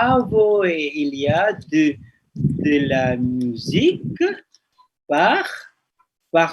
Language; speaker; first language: French; non-native, fluent; Indonesian